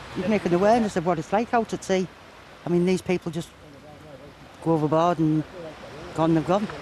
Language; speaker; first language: English; native; English